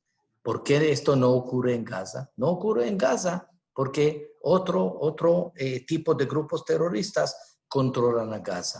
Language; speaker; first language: Spanish; non-native, fluent; Hebrew